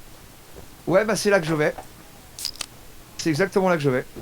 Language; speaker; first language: French; native; French